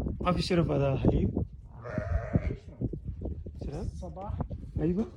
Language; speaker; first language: Arabic; non-native, learner; Telugu